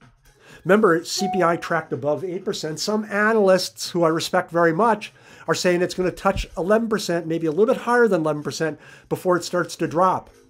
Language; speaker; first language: English; native; English